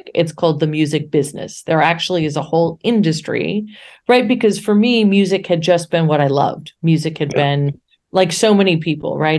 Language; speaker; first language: English; native; English